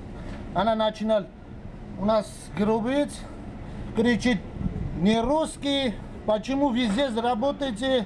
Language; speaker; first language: Russian; non-native, learner; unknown